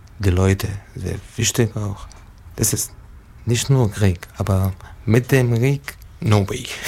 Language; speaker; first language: German; non-native, learner; Arabic